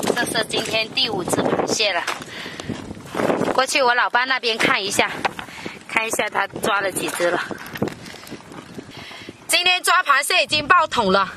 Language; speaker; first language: Chinese; native; Chinese